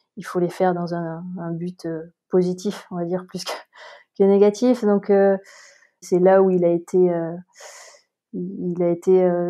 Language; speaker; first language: French; native; French